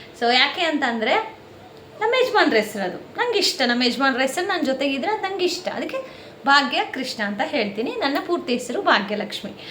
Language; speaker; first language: Kannada; non-native, local second language; Telugu